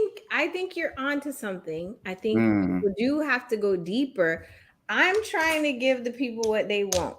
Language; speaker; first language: English; native; English